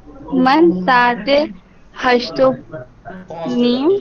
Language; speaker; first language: Persian; non-native, learner; Urdu